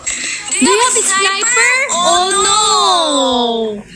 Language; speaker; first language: English; non-native, learner; Filipino